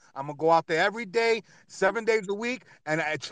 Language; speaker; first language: Spanish; early bilingual, heritage; Spanish